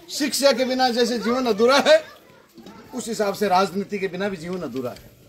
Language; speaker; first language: Hindi; native; Hindi